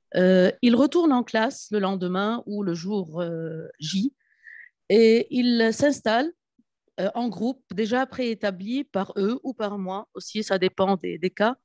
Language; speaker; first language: French; non-native, local second language; Arabic